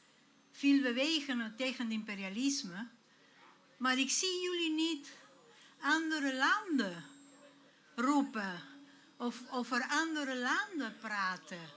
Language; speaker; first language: Dutch; non-native, fluent; Spanish